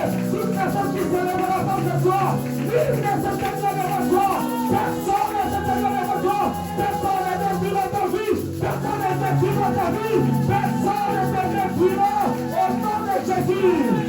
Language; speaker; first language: French; non-native, local second language; Lingala